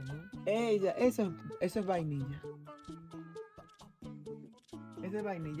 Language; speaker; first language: Spanish; native; Spanish